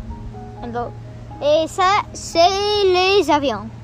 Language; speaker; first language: French; non-native, learner; English